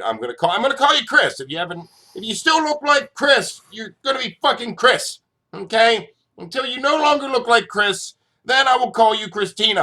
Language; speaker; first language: English; native; English